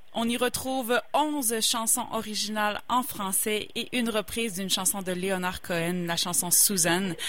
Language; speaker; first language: French; native; French